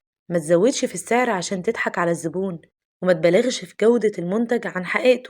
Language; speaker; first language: Arabic; native; Arabic